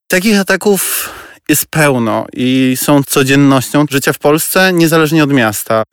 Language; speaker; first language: Polish; non-native, fluent; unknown